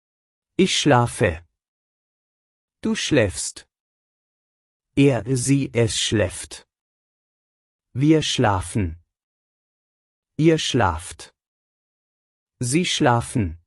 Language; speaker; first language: German; non-native, fluent; Persian